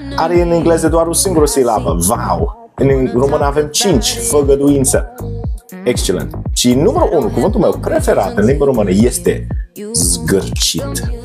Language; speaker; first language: Romanian; non-native, learner; English